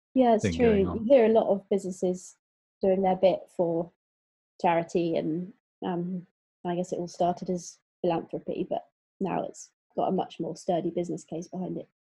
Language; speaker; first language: English; native; English